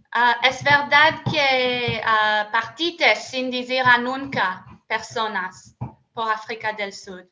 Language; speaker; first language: Spanish; non-native, learner; English